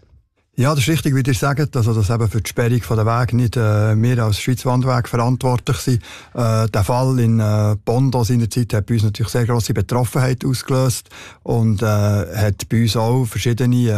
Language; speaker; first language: German; native; German